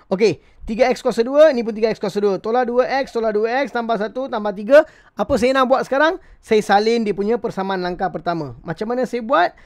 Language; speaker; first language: Malay; non-native, local second language; Tamil